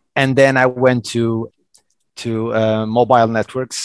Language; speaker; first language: English; non-native, fluent; Portuguese